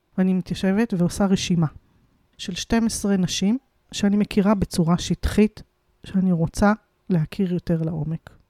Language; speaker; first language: Hebrew; native; Hebrew